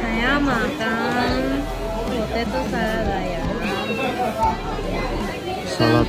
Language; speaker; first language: Indonesian; non-native, learner; Japanese